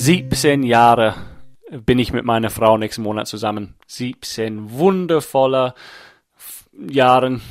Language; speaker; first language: German; non-native, fluent; English